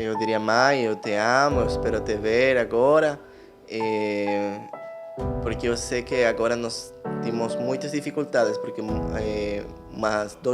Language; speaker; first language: Portuguese; non-native, learner; Spanish